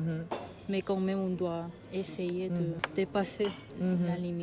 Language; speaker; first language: French; non-native, learner; Korean